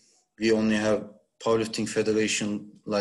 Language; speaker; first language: English; non-native, learner; Turkish